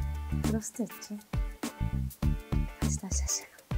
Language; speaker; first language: Korean; non-native, fluent; Japanese